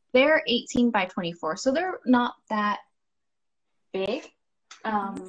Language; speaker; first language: English; non-native, local second language; Cantonese